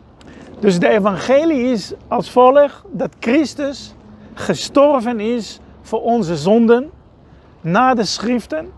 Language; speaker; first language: Dutch; non-native, fluent; Hebrew